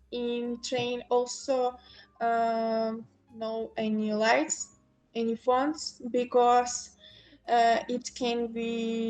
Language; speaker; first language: English; non-native, local second language; Ukrainian